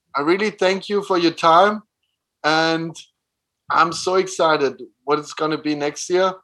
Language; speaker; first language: English; non-native, fluent; German